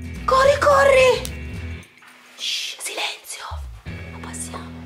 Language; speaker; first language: Italian; native; Italian